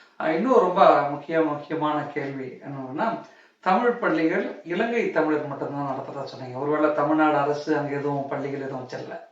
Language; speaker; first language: Tamil; native; Tamil